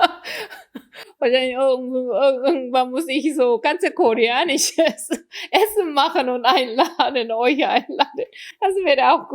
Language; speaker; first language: German; non-native, fluent; Korean